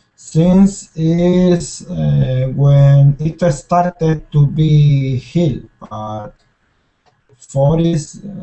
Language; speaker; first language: English; non-native, learner; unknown